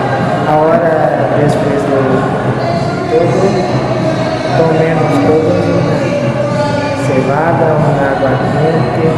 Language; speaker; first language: Spanish; non-native, learner; Portuguese